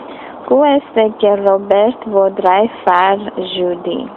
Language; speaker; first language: French; non-native, learner; English